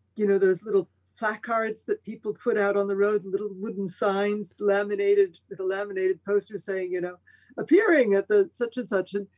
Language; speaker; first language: English; early bilingual, other home language; Spanish